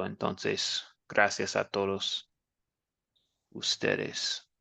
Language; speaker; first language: Spanish; non-native, fluent; English